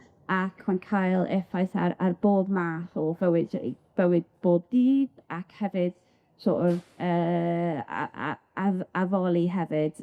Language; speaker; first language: Welsh; non-native, local second language; English